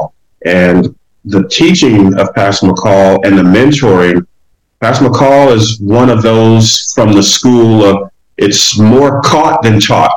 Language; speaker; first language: English; native; English